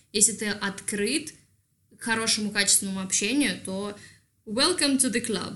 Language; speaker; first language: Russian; native; Russian